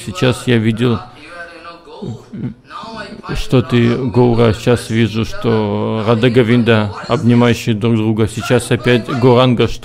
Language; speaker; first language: Russian; native; Russian